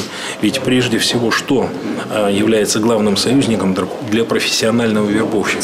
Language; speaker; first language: Russian; native; Russian